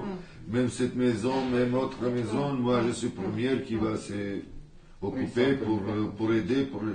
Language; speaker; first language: French; non-native, learner; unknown